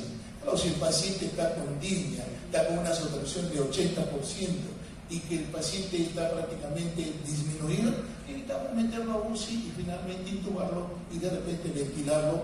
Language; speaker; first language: Spanish; native; Spanish